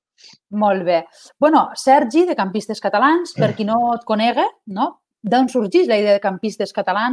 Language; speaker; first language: Catalan; native; Catalan